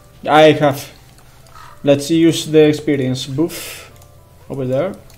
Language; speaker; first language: English; non-native, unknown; Spanish